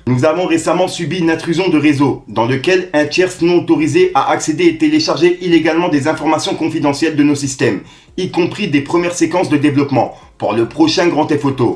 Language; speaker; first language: French; native; French